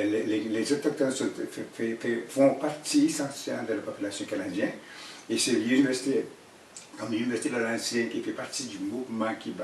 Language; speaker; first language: French; non-native, fluent; Cree